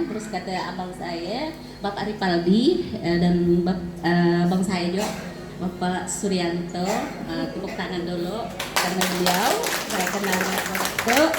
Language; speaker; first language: Indonesian; native; Indonesian